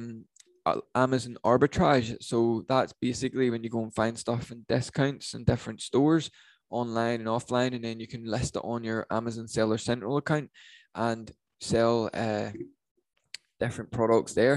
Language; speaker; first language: English; native; English